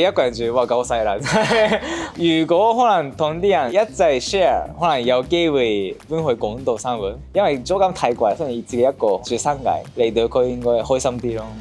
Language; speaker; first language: Cantonese; non-native, fluent; Japanese